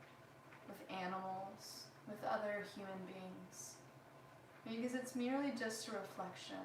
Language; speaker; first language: English; native; English